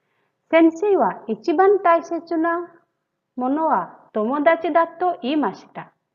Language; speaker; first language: Japanese; non-native, fluent; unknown